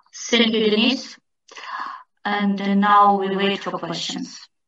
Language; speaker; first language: English; non-native, learner; Ukrainian